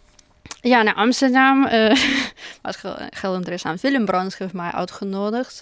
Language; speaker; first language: Dutch; non-native, fluent; Russian